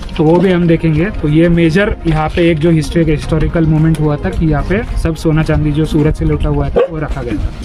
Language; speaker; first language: Hindi; non-native, local second language; Marathi